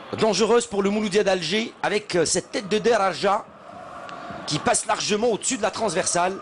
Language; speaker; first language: French; non-native, local second language; Arabic